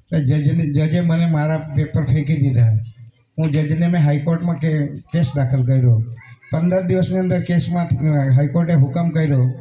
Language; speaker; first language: Gujarati; non-native, local second language; Kukna